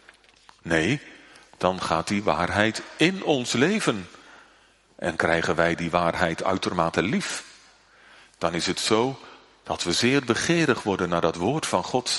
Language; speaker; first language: Dutch; native; Dutch